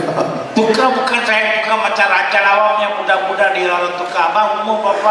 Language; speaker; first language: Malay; non-native, local second language; Tamil